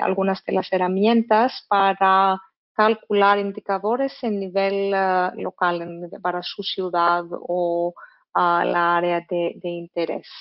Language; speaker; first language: Spanish; non-native, fluent; English